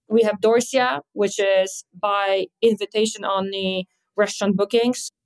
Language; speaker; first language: English; non-native, fluent; Polish